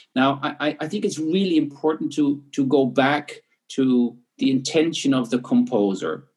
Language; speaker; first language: English; non-native, fluent; Dutch